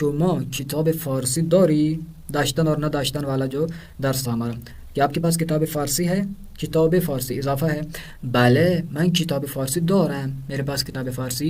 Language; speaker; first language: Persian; non-native, fluent; Urdu